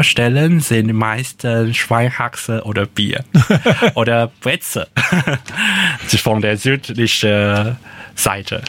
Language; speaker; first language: German; non-native, learner; Chinese